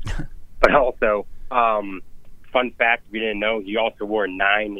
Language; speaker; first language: English; non-native, fluent; Ukrainian